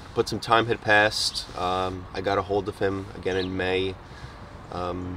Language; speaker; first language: English; native; English